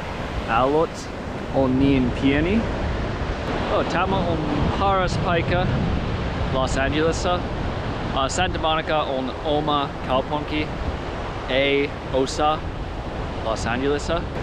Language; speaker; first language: Finnish; non-native, learner; English